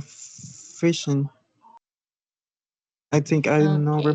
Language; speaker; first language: English; non-native, learner; Spanish